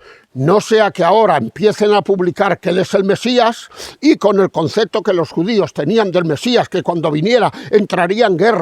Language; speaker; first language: Spanish; native; Spanish